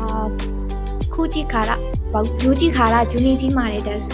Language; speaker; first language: Japanese; non-native, learner; Burmese